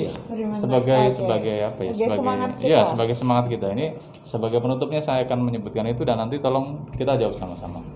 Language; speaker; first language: Indonesian; native; Indonesian